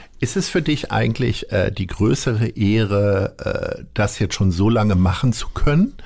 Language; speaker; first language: German; native; German